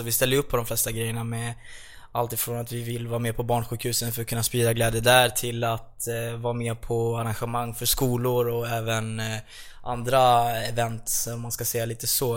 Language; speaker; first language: Swedish; native; Swedish